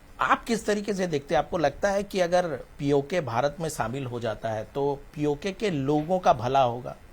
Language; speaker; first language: Hindi; native; Hindi